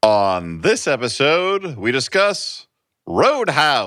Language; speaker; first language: English; native; English